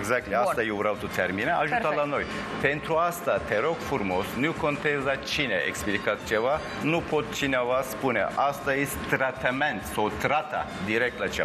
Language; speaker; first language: Romanian; non-native, learner; Turkish